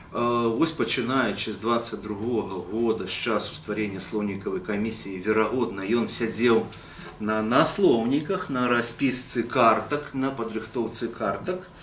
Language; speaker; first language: Belarusian; native; Belarusian